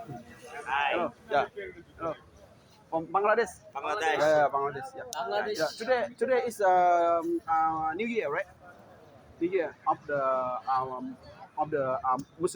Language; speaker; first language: English; non-native, learner; Lao